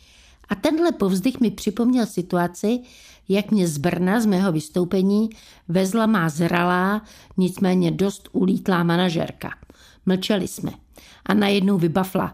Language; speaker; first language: Czech; native; Czech